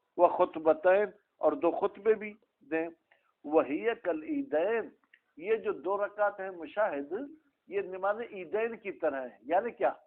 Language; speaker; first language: Urdu; non-native, local second language; Sindhi